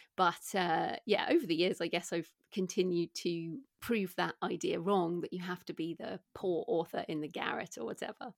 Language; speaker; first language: English; native; English